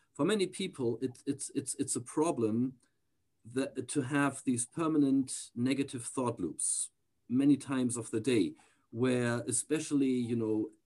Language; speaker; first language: English; non-native, fluent; German